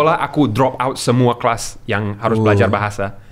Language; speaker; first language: Indonesian; non-native, learner; English